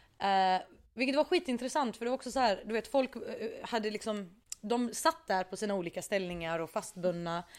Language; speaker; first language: Swedish; early bilingual, other home language; Arabic